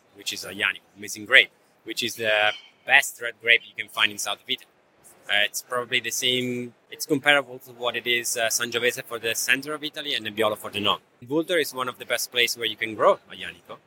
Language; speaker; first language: English; non-native, fluent; Italian